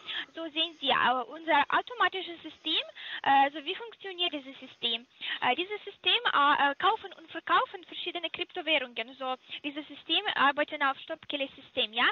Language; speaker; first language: German; non-native, learner; Russian